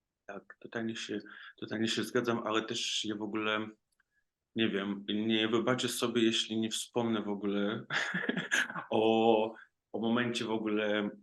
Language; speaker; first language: Polish; non-native, fluent; Ukrainian